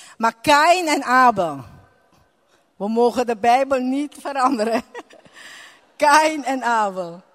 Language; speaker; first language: Dutch; non-native, local second language; Papiamento